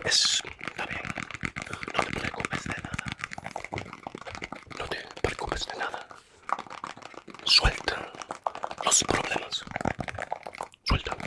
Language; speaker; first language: Spanish; non-native, fluent; English